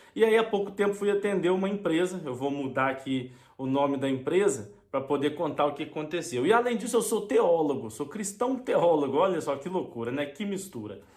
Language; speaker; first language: Portuguese; native; Portuguese